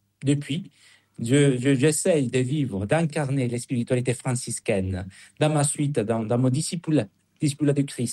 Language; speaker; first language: French; non-native, fluent; Spanish